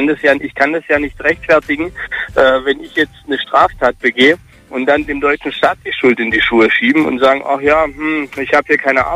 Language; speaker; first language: German; early bilingual, other home language; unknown